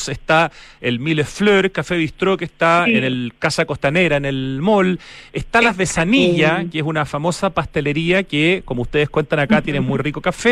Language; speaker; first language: Spanish; native; Spanish